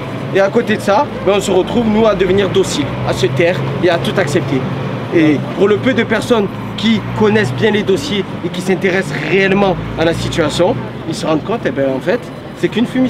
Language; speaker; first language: French; native; French